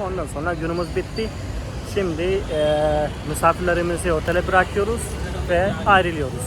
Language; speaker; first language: Turkish; non-native, fluent; Hindi